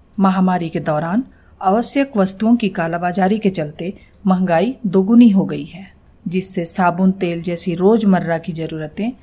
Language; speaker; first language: Hindi; non-native, local second language; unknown